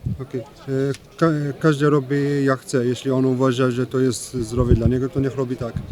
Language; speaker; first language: Polish; non-native, learner; French